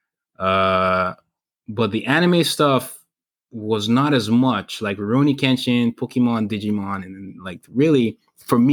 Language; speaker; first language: English; non-native, local second language; Igbo